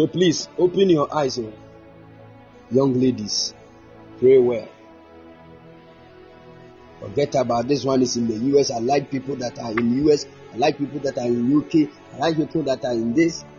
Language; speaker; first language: English; non-native, local second language; Akan